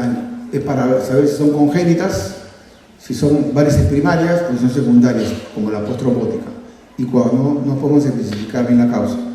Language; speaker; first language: Spanish; native; Spanish